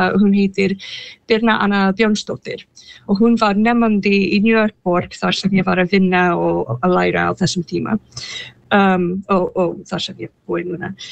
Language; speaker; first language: Icelandic; non-native, fluent; English